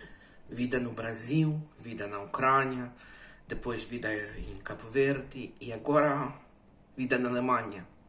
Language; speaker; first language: Portuguese; non-native, fluent; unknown